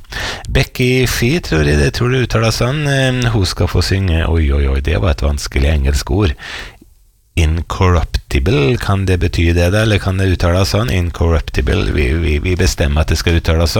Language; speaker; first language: Norwegian; native; Norwegian